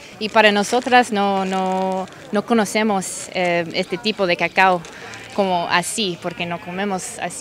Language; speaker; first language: Spanish; non-native, learner; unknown